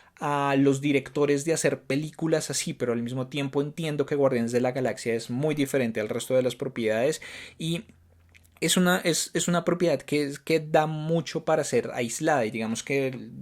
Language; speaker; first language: Spanish; native; Spanish